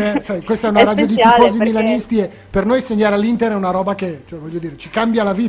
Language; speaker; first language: Italian; native; Italian